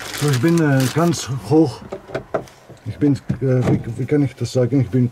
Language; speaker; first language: German; non-native, learner; Greek